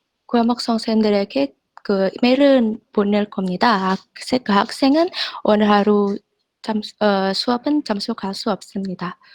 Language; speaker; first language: Korean; non-native, fluent; Indonesian